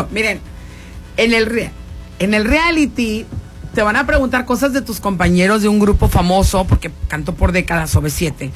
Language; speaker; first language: Spanish; native; Spanish